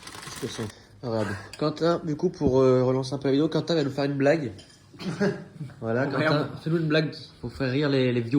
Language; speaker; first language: French; native; French